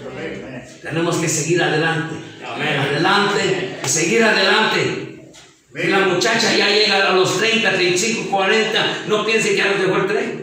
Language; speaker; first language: Spanish; native; Spanish